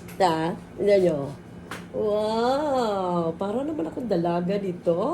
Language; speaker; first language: Filipino; non-native, local second language; Cebuano